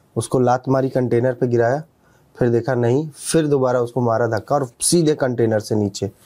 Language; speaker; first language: Hindi; native; Hindi